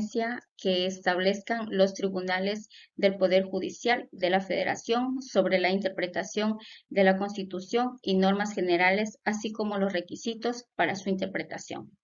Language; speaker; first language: Spanish; native; Spanish